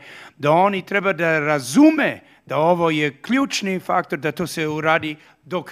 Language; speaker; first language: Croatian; early bilingual, heritage; Serbian